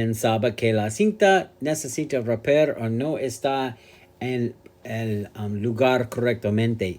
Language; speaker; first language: Spanish; non-native, learner; English